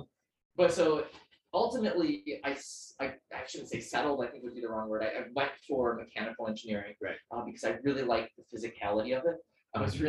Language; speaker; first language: English; native; English